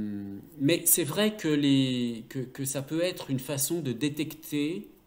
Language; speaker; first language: French; native; French